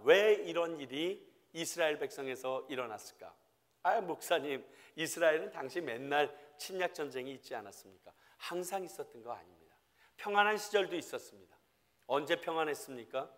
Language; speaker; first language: Korean; native; Korean